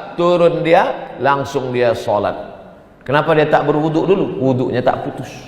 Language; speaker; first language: Indonesian; native; Indonesian